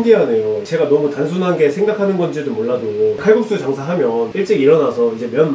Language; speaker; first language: Korean; native; Korean